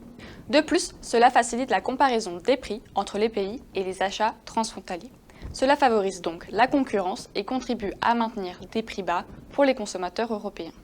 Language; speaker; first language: French; native; French